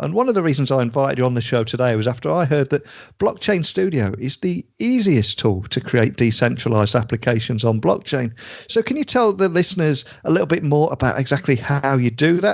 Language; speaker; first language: English; native; English